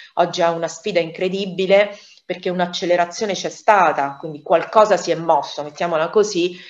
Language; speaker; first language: Italian; native; Italian